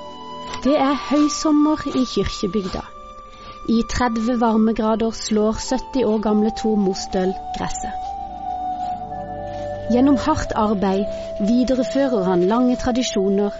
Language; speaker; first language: Norwegian; native; Norwegian